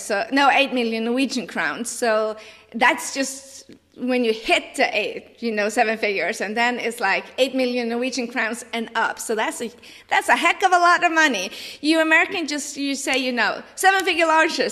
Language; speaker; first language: English; non-native, fluent; Norwegian